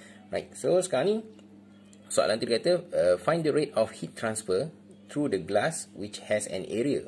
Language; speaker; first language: English; non-native, local second language; Malay